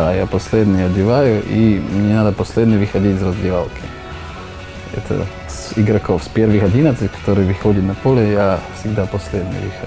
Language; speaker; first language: Russian; non-native, learner; Slovak